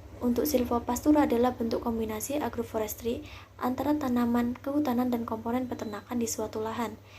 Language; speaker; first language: Indonesian; native; Indonesian